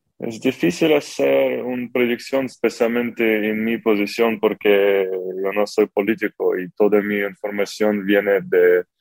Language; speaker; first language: Spanish; non-native, fluent; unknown